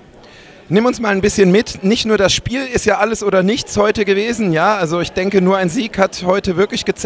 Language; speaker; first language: German; native; German